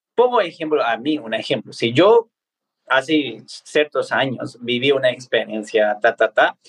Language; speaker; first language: Spanish; non-native, fluent; Tibetan